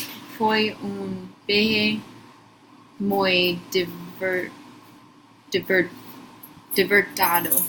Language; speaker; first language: Spanish; non-native, learner; English